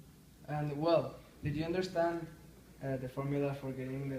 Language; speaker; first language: English; non-native, fluent; Spanish